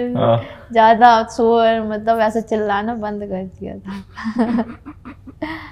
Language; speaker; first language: Hindi; native; Hindi